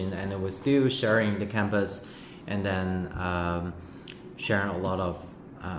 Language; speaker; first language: English; non-native, fluent; Chinese